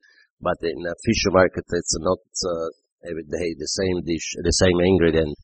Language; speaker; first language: English; non-native, fluent; Italian